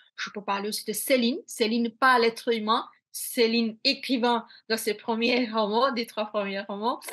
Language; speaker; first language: French; non-native, fluent; Bangla